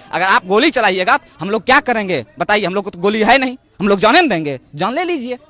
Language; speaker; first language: Hindi; native; Hindi